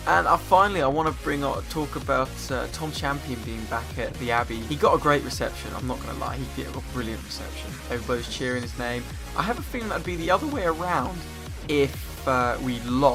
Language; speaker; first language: English; native; English